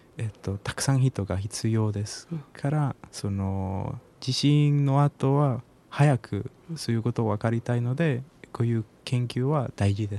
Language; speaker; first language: Japanese; non-native, learner; Spanish